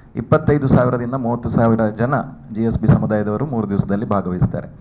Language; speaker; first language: Kannada; non-native, local second language; Konkani